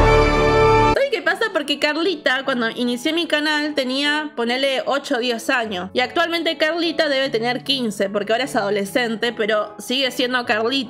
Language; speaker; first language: Spanish; native; Spanish